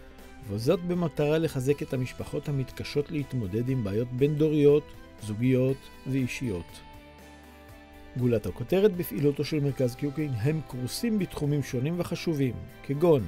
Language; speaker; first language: Hebrew; native; Hebrew